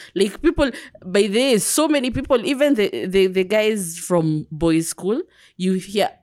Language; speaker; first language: English; non-native, local second language; Kikuyu